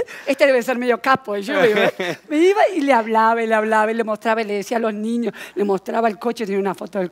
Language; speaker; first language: Spanish; native; Spanish